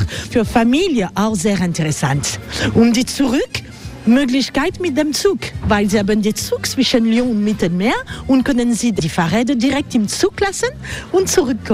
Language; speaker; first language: German; non-native, learner; French